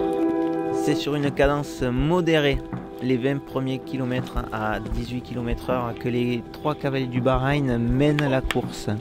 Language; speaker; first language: French; native; French